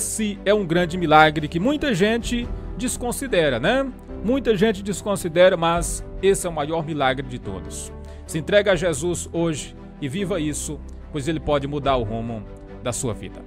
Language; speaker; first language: Portuguese; native; Portuguese